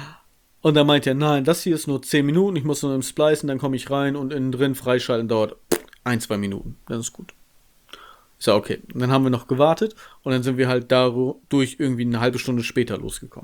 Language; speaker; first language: German; native; German